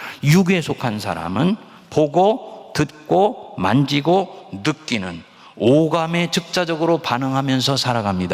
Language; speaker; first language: Korean; native; Korean